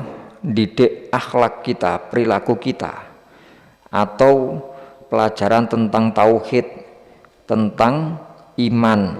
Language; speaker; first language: Indonesian; non-native, local second language; Javanese